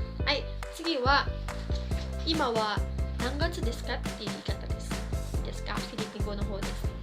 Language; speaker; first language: Japanese; non-native, fluent; Cebuano